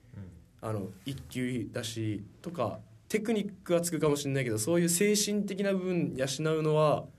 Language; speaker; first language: Japanese; native; Japanese